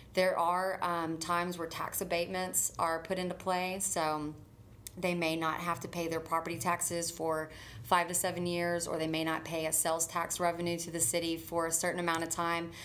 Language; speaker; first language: English; native; English